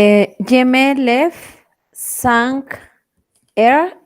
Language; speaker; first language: French; non-native, learner; Spanish